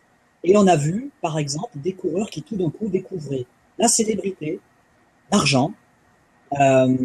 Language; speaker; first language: French; native; French